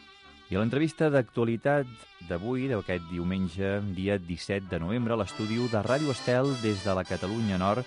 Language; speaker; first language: Catalan; native; Catalan